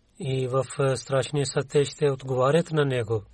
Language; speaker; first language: Bulgarian; non-native, learner; Urdu